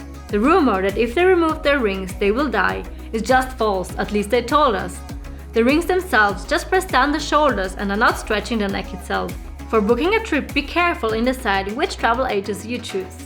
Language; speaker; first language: English; non-native, fluent; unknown